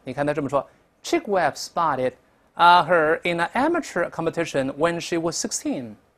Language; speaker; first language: English; non-native, fluent; Chinese